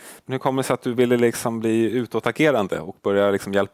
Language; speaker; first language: Swedish; native; Swedish